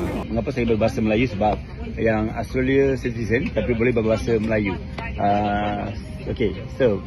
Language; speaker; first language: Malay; non-native, learner; English